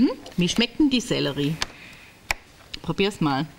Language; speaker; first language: German; native; German